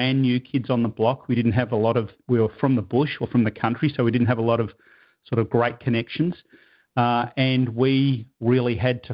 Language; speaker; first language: English; native; English